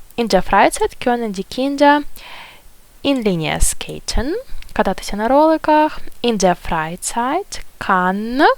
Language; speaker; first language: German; non-native, fluent; Ukrainian